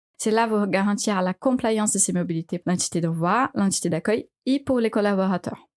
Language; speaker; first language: French; non-native, fluent; Portuguese